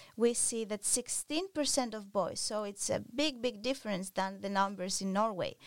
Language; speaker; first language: English; non-native, fluent; Greek